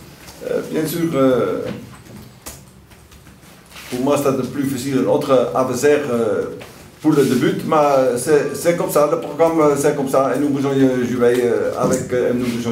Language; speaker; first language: French; non-native, learner; Dutch